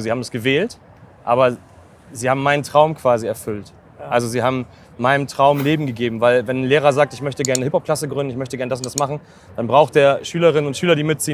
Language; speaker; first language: German; native; German